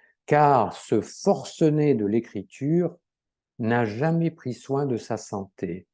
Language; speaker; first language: French; native; French